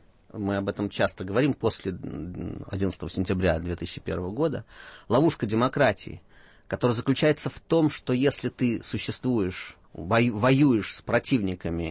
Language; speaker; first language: Russian; native; Russian